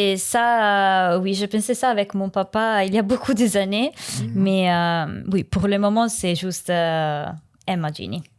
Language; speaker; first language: French; non-native, learner; Italian